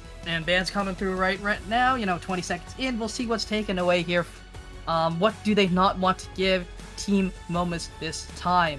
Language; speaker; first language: English; native; English